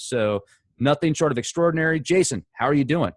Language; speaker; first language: English; native; English